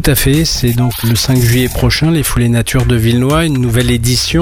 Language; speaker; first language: French; native; French